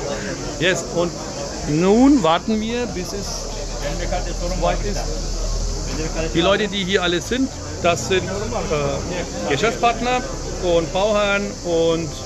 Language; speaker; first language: German; early bilingual, other home language; Turkish